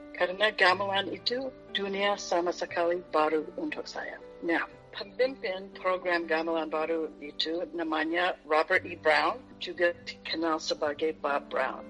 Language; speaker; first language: Indonesian; non-native, fluent; English